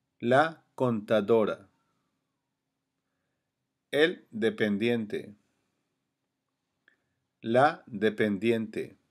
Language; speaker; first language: Spanish; non-native, learner; English